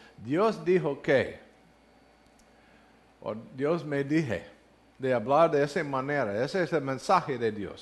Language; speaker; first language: Spanish; non-native, learner; English